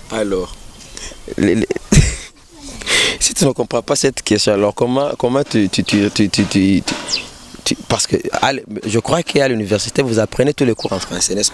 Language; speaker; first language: French; non-native, local second language; Rundi